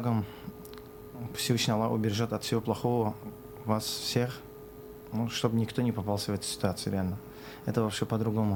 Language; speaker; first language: Russian; non-native, local second language; Azerbaijani